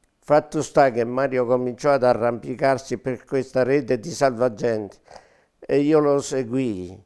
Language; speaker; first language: Italian; native; Italian